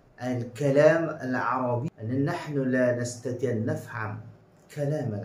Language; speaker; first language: Arabic; non-native, fluent; Bangla